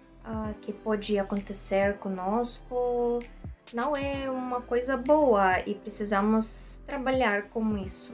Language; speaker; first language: Portuguese; non-native, learner; Russian